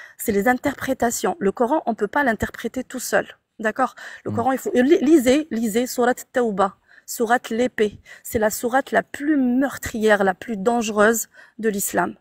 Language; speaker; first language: French; non-native, local second language; Arabic